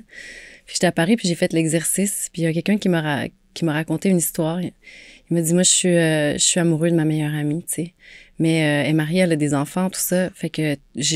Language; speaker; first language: French; native; French